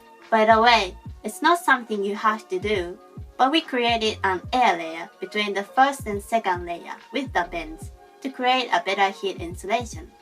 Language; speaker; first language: English; non-native, fluent; Japanese